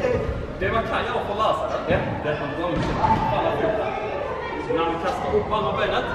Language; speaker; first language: Swedish; native; Swedish